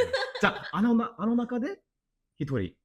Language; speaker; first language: Japanese; non-native, learner; English